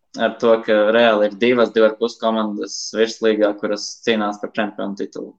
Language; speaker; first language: Latvian; native; Latvian